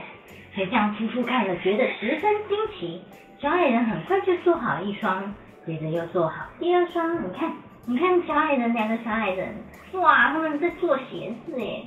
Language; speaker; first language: Chinese; native; Chinese